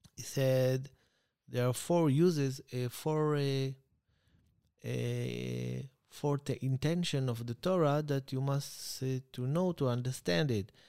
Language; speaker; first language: English; non-native, learner; Hebrew